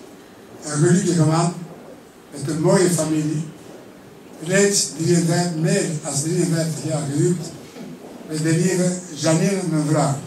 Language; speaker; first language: Dutch; early bilingual, other home language; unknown